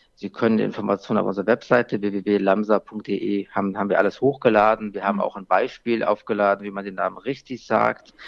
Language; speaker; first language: German; non-native, fluent; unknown